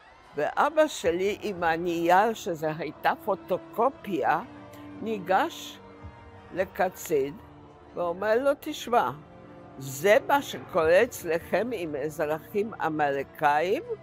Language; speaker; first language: Hebrew; non-native, fluent; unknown